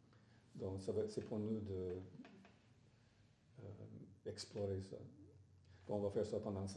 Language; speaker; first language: French; non-native, fluent; English